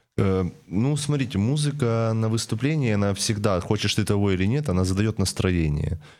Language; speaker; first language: Russian; native; Russian